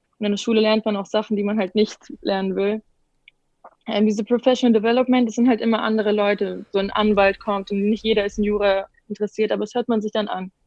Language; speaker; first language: German; native; German